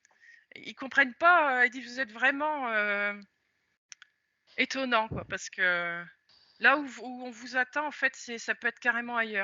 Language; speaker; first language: French; native; French